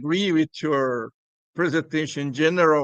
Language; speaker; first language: English; non-native, learner; Portuguese